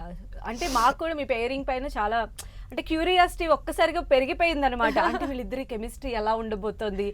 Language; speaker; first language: Telugu; native; Telugu